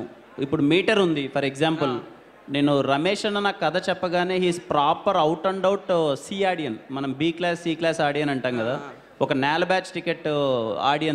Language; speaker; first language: Telugu; native; Telugu